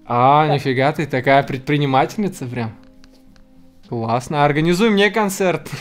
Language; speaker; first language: Russian; native; Russian